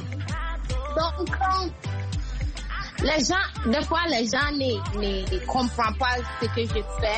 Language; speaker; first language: French; non-native, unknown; Akan